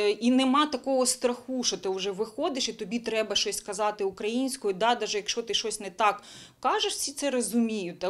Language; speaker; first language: Ukrainian; non-native, local second language; Bulgarian